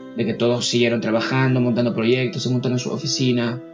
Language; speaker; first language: Spanish; native; Spanish